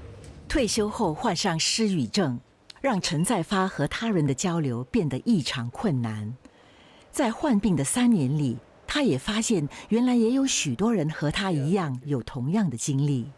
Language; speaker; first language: Chinese; native; Chinese